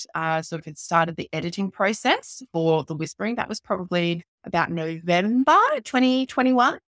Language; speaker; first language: English; native; English